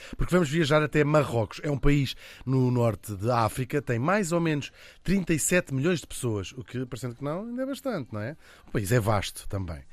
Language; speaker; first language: Portuguese; native; Portuguese